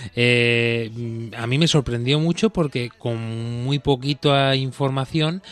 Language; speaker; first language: Spanish; native; Spanish